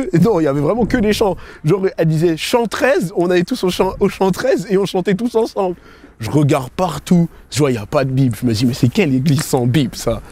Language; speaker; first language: French; native; French